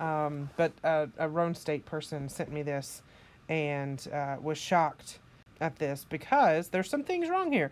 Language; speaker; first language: English; native; English